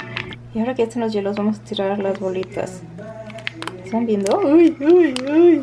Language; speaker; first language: Spanish; native; Spanish